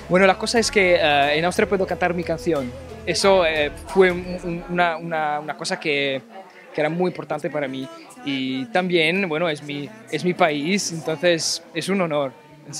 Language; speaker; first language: Spanish; non-native, fluent; German